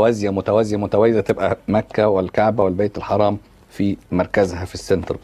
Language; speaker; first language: Arabic; native; Arabic